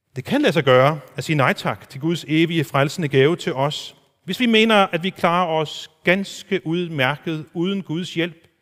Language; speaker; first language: Danish; non-native, local second language; Faroese